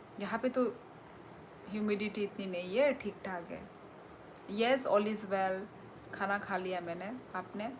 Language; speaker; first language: Hindi; non-native, local second language; Kok Borok